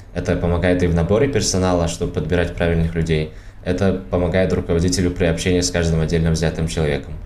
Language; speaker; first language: Russian; non-native, local second language; Tajik